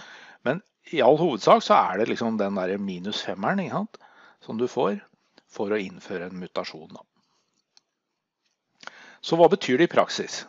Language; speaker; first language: Norwegian; native; Norwegian